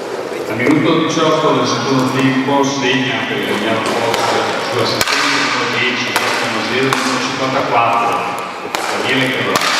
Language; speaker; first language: Italian; native; Italian